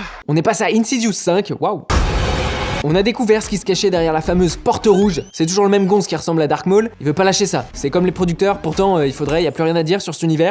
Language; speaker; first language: French; native; French